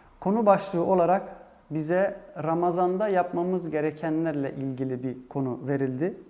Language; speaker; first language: Turkish; early bilingual, heritage; Turkish